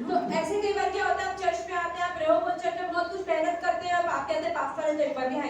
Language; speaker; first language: Hindi; native; Hindi